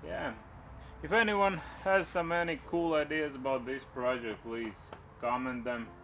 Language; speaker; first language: English; non-native, learner; Latvian